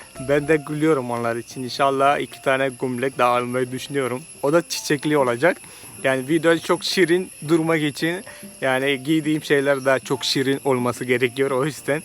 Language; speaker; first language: Turkish; non-native, fluent; Malayalam